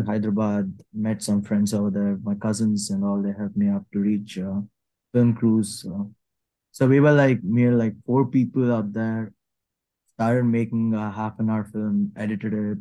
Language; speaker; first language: English; non-native, local second language; Telugu